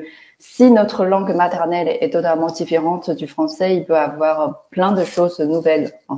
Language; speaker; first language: French; non-native, fluent; Chinese